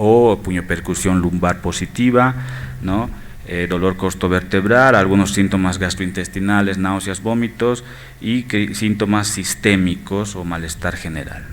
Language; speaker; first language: Spanish; native; Spanish